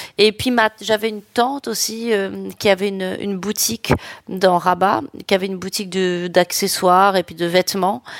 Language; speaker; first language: French; native; French